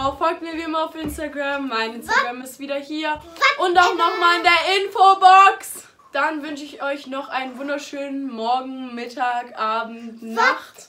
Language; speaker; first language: German; native; German